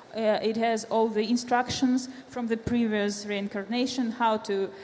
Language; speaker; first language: English; non-native, fluent; Russian